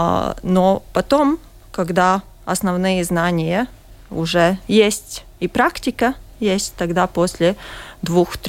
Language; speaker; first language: Russian; non-native, local second language; Latvian